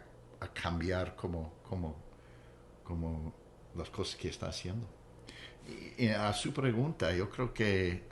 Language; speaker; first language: Spanish; non-native, fluent; English